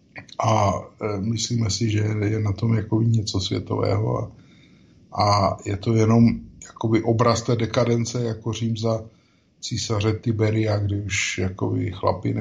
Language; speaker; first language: Czech; native; Czech